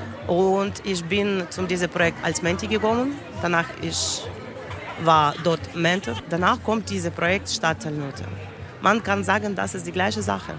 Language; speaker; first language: German; non-native, learner; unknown